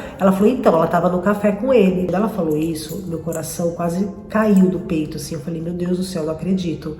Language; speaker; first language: Portuguese; native; Portuguese